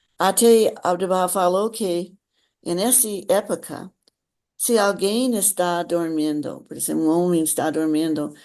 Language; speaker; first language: Portuguese; non-native, fluent; English